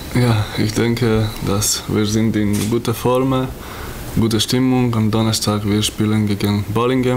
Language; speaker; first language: German; non-native, learner; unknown